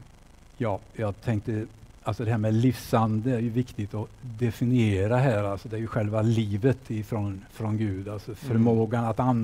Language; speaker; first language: Swedish; native; Swedish